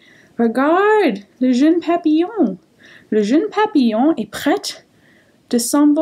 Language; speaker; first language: French; non-native, fluent; English